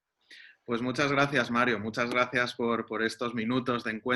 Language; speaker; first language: Spanish; native; Spanish